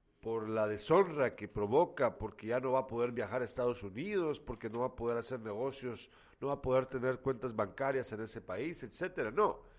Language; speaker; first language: Spanish; native; Spanish